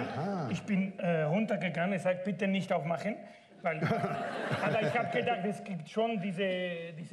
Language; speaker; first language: German; non-native, fluent; Spanish